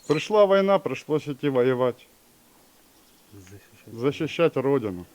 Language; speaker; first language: Russian; native; Russian